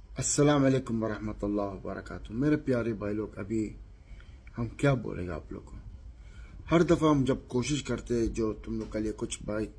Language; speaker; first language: Hindi; non-native, learner; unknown